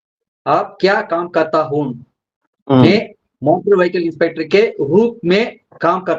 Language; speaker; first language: Hindi; non-native, learner; Tamil